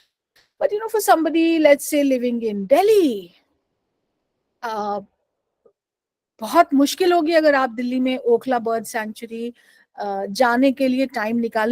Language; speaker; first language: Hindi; native; Hindi